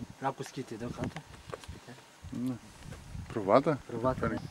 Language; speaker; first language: Greek; non-native, learner; Romanian